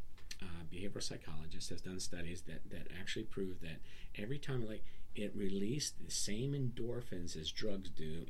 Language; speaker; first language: English; early bilingual, other home language; Serbian